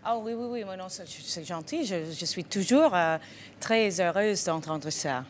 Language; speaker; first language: French; non-native, fluent; English